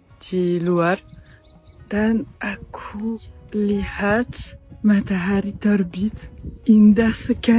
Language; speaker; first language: Indonesian; non-native, learner; French